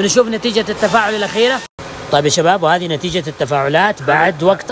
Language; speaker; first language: Arabic; native; Arabic